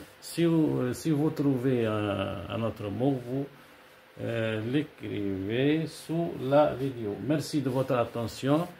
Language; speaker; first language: French; non-native, local second language; Arabic